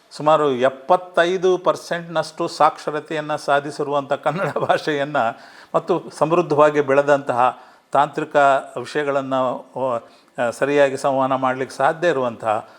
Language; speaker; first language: Kannada; non-native, local second language; Urdu